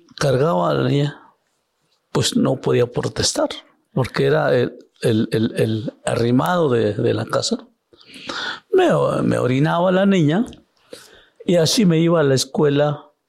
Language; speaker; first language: Spanish; non-native, local second language; Zapotec